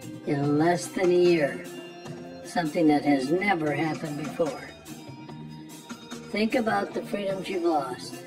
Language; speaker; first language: English; native; English